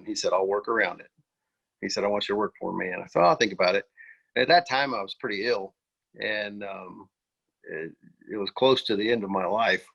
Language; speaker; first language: English; native; English